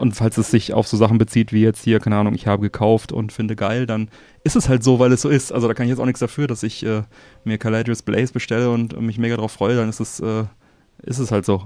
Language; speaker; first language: German; native; German